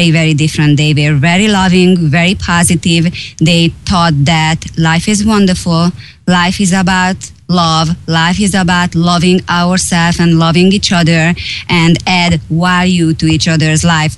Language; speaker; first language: English; non-native, fluent; Hungarian